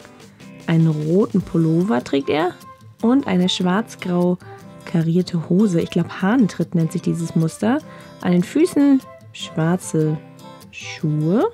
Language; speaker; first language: German; native; German